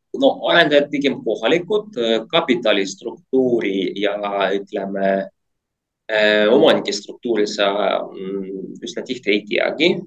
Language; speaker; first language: Estonian; non-native, local second language; Russian